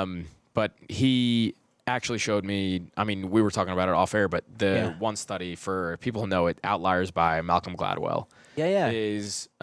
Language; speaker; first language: English; early bilingual, heritage; Persian